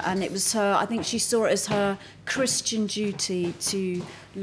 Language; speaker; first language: English; native; English